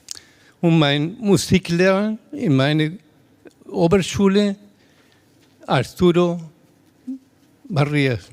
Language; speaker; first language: German; non-native, learner; Spanish